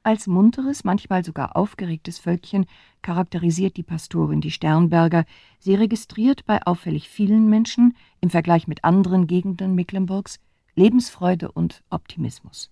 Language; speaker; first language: German; native; German